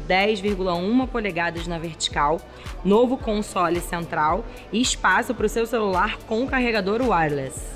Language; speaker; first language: Portuguese; native; Portuguese